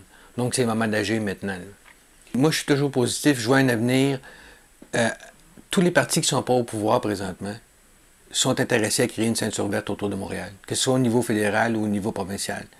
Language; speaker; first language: French; native; French